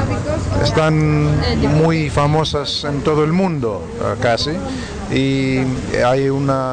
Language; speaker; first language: Spanish; non-native, fluent; Greek